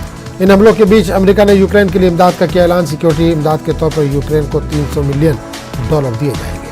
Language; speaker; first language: Hindi; native; Hindi